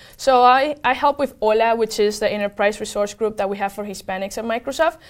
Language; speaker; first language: English; non-native, fluent; Spanish